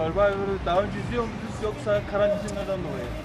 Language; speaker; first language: Turkish; native; Turkish